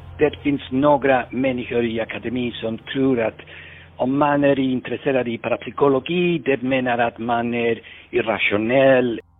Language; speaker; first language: Swedish; non-native, fluent; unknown